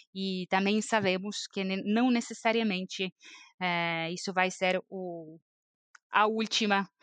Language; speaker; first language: Portuguese; non-native, fluent; Estonian